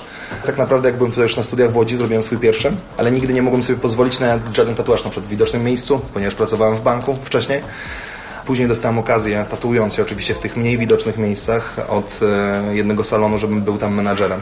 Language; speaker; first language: Polish; native; Polish